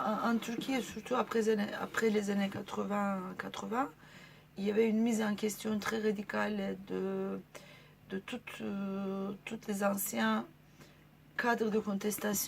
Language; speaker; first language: French; non-native, fluent; Turkish